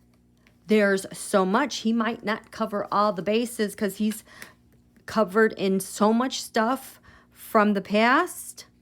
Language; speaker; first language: English; native; English